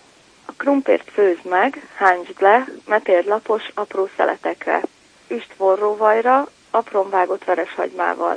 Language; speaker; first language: Hungarian; native; Hungarian